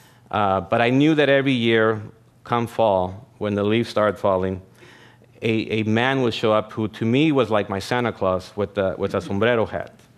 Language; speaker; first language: English; early bilingual, other home language; Spanish